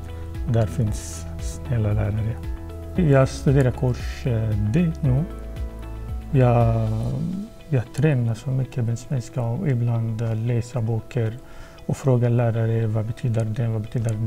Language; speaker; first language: Swedish; non-native, learner; Arabic